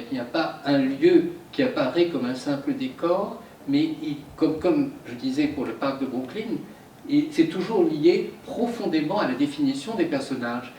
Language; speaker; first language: French; native; French